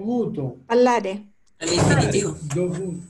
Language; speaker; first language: Italian; non-native, learner; Spanish